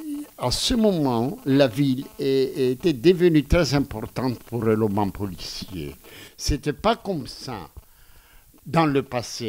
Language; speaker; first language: French; non-native, fluent; Greek